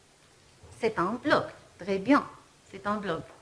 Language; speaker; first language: French; non-native, fluent; Arabic